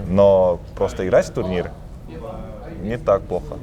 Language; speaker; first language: Russian; early bilingual, heritage; Russian